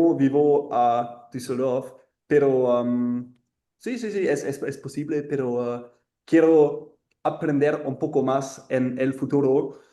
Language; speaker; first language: Spanish; non-native, learner; German